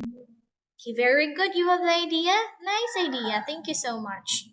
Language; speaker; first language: English; non-native, fluent; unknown